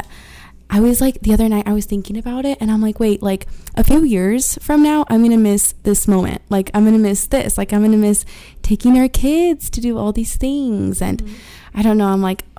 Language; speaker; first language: English; early bilingual, other home language; Spanish